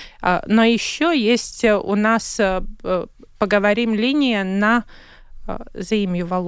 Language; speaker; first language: Russian; non-native, local second language; Latvian